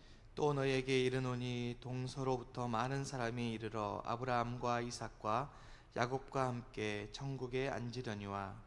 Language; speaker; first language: Korean; native; Korean